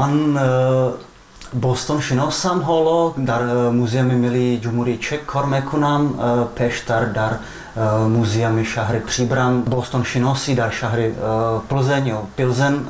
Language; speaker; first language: Persian; non-native, fluent; Czech